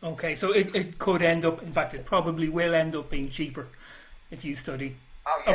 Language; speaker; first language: English; native; English